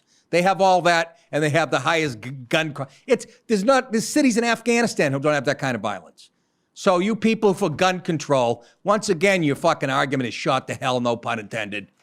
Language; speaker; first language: English; native; English